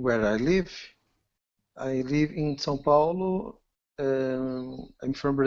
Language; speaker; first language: English; non-native, learner; Portuguese